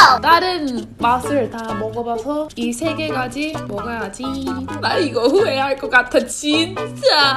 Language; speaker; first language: Korean; non-native, fluent; English